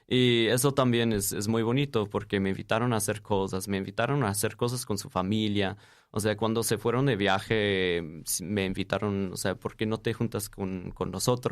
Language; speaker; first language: Spanish; non-native, fluent; English